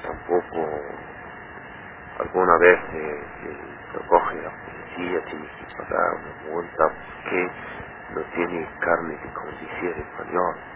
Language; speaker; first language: Spanish; non-native, learner; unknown